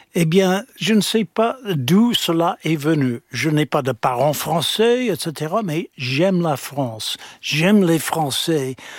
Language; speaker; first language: French; non-native, fluent; English